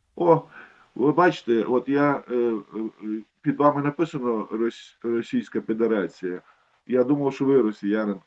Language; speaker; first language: Ukrainian; non-native, local second language; Russian